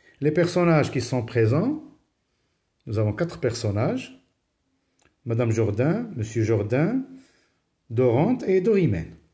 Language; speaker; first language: French; non-native, local second language; Arabic